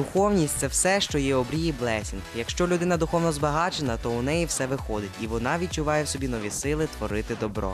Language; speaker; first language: Ukrainian; native; Ukrainian